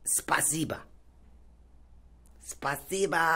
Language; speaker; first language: Russian; non-native, learner; English